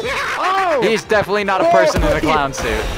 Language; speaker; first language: English; native; English